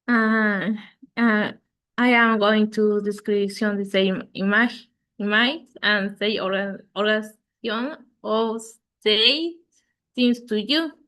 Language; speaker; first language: English; non-native, learner; Spanish